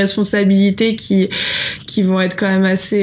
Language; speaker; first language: French; native; French